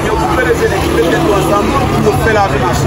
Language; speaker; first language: French; non-native, local second language; Haitian Creole